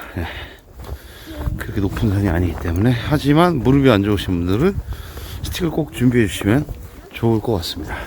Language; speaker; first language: Korean; native; Korean